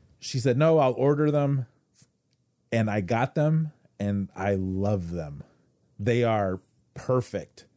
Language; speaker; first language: English; native; English